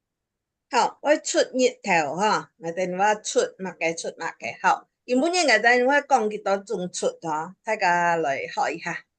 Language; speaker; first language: Chinese; non-native, local second language; Hakka Chinese